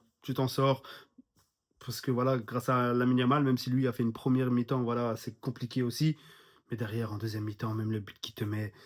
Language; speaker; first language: French; native; French